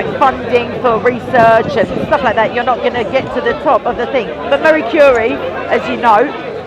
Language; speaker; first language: English; native; English